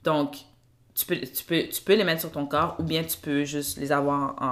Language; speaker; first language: French; early bilingual, other home language; Kinyarwanda